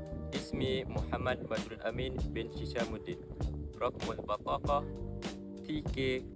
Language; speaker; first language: Arabic; non-native, learner; Malay